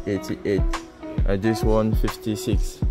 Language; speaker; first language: English; non-native, learner; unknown